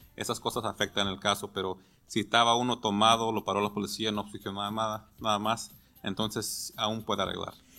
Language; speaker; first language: Spanish; early bilingual, heritage; Spanish